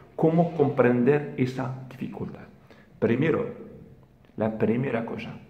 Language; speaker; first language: Spanish; non-native, fluent; Arabic